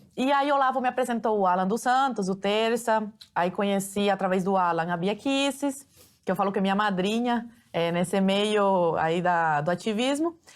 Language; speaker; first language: Portuguese; early bilingual, other home language; Spanish